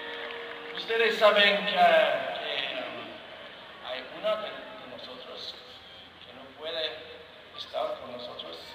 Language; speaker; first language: Spanish; non-native, learner; English